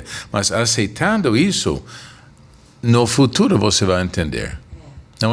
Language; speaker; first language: Portuguese; non-native, fluent; English